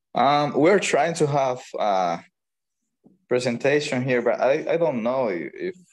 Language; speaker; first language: English; non-native, learner; Spanish